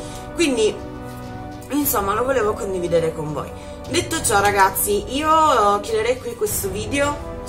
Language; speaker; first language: Italian; native; Italian